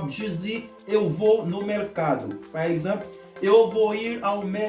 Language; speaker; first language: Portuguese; non-native, fluent; Haitian Creole